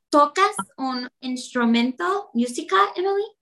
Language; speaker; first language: Spanish; non-native, learner; English